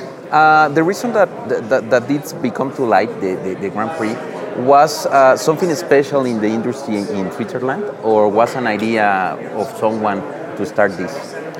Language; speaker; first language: English; non-native, learner; Spanish